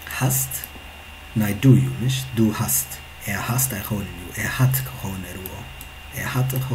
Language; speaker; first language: German; non-native, fluent; Tigrinya